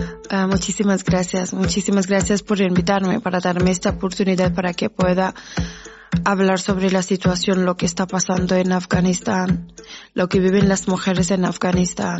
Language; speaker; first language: Spanish; non-native, fluent; Persian